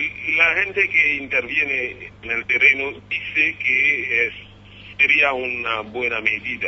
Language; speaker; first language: Spanish; non-native, fluent; Haitian Creole